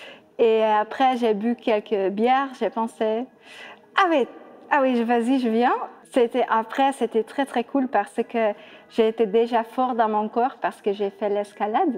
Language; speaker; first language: French; non-native, fluent; Dutch